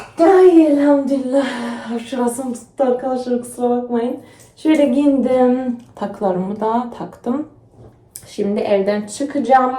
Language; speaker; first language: Turkish; early bilingual, heritage; Turkish